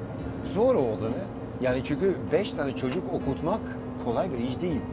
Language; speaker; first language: Turkish; non-native, fluent; Dutch